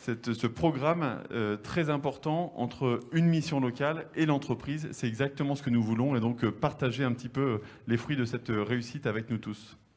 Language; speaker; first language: French; native; French